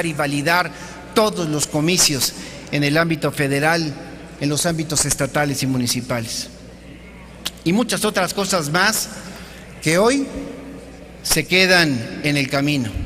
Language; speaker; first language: Spanish; native; Spanish